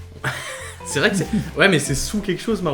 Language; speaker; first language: French; native; French